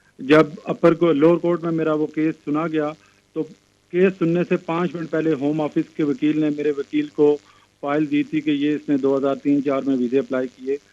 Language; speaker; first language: Hindi; non-native, local second language; Punjabi